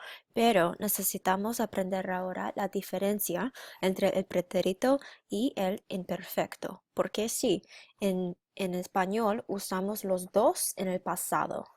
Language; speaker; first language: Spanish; non-native, fluent; English